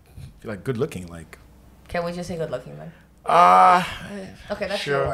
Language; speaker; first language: English; non-native, local second language; Cantonese